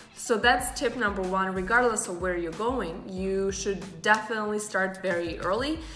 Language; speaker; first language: English; non-native, fluent; Russian